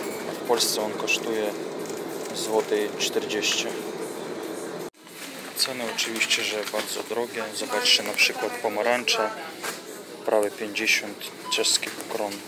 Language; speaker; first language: Polish; non-native, fluent; Russian